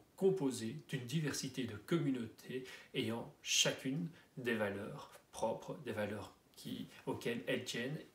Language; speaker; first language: French; native; French